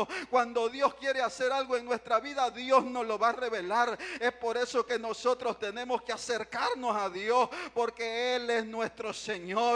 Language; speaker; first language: Spanish; native; Spanish